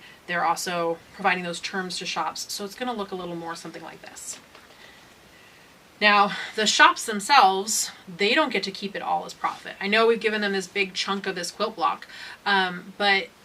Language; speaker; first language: English; native; English